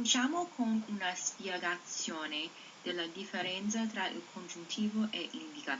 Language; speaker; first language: Italian; non-native, fluent; English